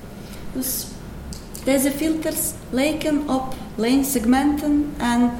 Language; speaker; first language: Dutch; non-native, fluent; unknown